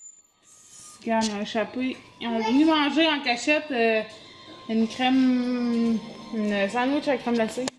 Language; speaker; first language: French; native; French